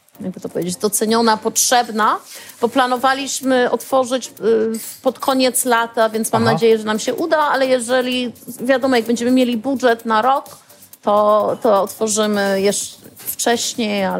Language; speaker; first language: Polish; early bilingual, heritage; Polish